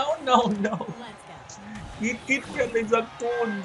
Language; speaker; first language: English; non-native, learner; Vietnamese